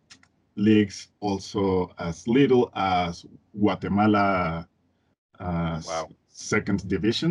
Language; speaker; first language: English; non-native, fluent; Spanish